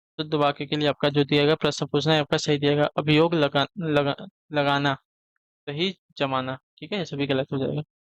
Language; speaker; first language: Hindi; native; Hindi